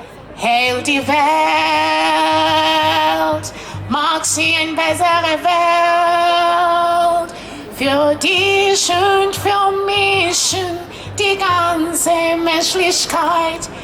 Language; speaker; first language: German; non-native, learner; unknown